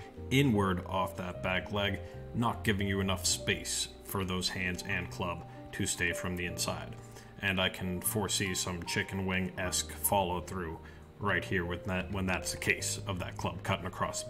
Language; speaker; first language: English; native; English